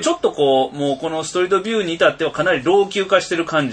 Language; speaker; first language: Japanese; native; Japanese